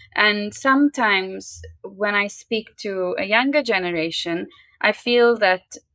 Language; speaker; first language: English; native; English